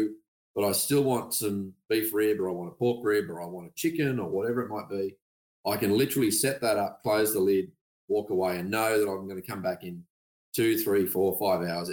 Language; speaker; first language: English; native; English